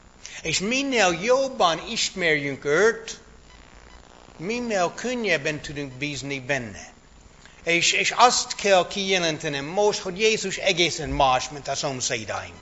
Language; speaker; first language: Hungarian; non-native, fluent; English